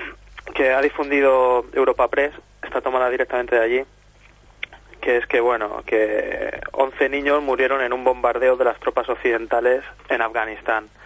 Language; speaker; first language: Spanish; native; Spanish